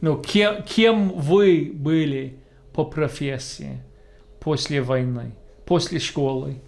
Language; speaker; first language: Russian; non-native, fluent; English